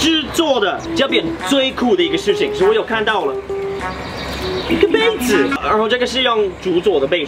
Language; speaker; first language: Chinese; non-native, fluent; English